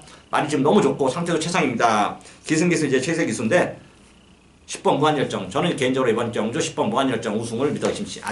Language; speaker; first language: Korean; native; Korean